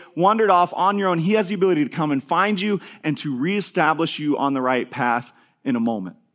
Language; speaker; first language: English; native; English